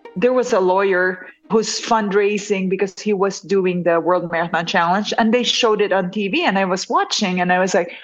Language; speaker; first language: English; non-native, local second language; Hiligaynon